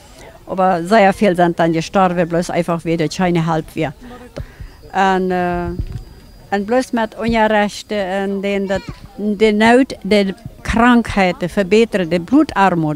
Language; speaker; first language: German; non-native, local second language; Plautdietsch